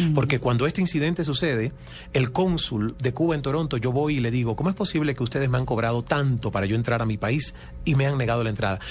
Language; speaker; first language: Spanish; native; Spanish